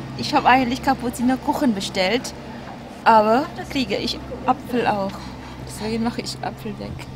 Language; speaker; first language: German; non-native, learner; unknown